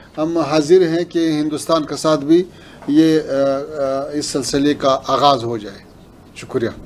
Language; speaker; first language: Hindi; non-native, fluent; Pashto